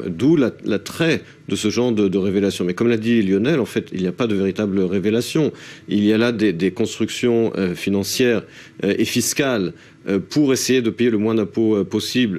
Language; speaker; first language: French; native; French